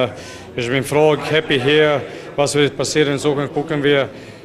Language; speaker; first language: German; non-native, fluent; Croatian